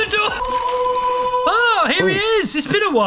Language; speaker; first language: English; native; English